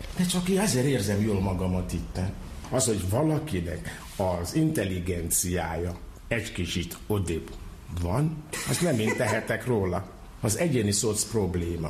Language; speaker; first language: Hungarian; non-native, fluent; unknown